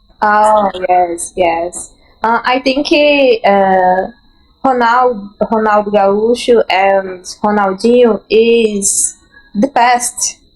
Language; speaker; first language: English; non-native, learner; Portuguese